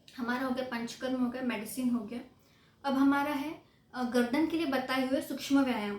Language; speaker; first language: Hindi; non-native, local second language; Marathi